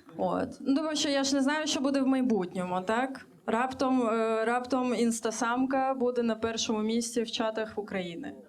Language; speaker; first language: Ukrainian; native; Ukrainian